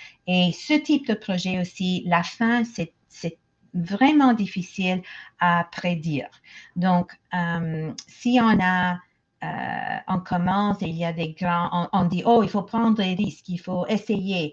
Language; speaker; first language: French; non-native, local second language; English